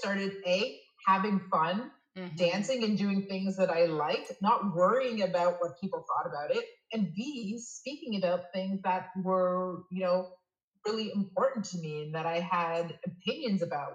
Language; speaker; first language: English; native; English